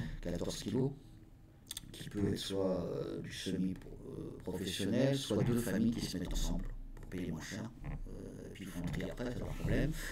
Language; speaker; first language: French; native; French